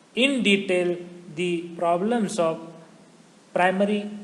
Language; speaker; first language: English; non-native, local second language; Marathi